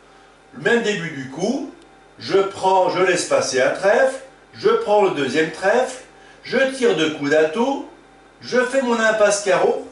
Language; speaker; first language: French; native; French